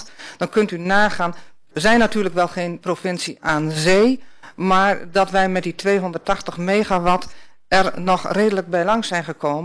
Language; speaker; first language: Dutch; native; Dutch